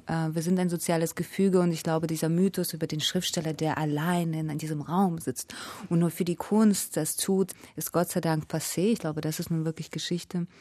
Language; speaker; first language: German; early bilingual, other home language; Russian